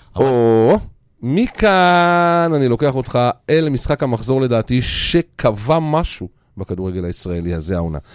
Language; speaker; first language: Hebrew; native; Hebrew